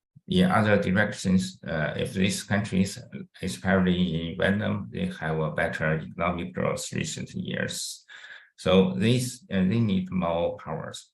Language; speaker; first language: English; non-native, fluent; Chinese